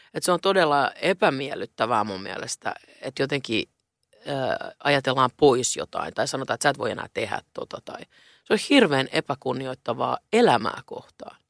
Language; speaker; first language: Finnish; non-native, local second language; Swedish